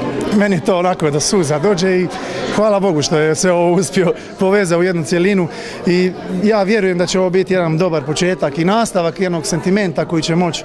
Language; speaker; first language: Croatian; native; Croatian